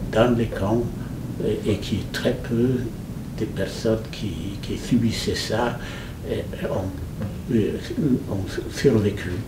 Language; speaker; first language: French; non-native, fluent; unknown